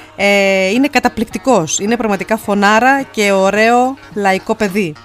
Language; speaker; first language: Greek; native; Greek